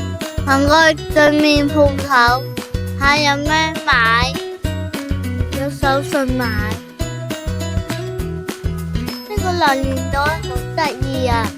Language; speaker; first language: Chinese; native; Chinese